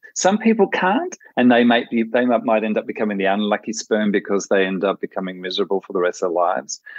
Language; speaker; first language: English; native; English